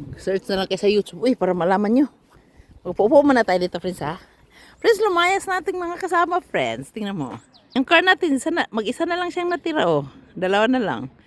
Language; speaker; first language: Filipino; native; Filipino